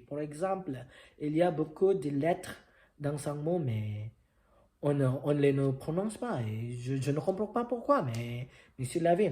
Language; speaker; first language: French; non-native, learner; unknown